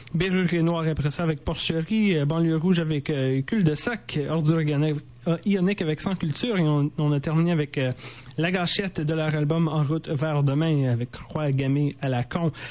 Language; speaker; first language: French; native; French